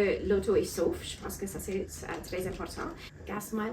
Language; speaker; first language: French; non-native, local second language; English